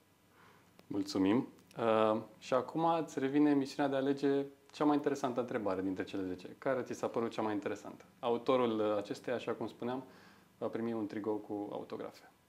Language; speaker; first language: Romanian; native; Romanian